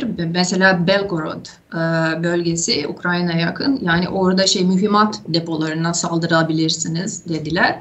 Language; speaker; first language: Turkish; non-native, fluent; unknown